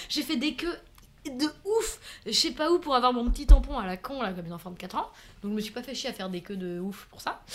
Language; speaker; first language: French; native; French